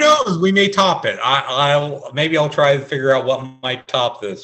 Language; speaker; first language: English; native; English